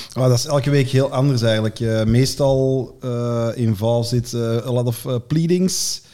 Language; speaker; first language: Dutch; native; Dutch